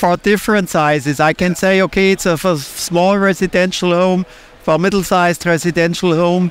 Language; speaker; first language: English; non-native, fluent; German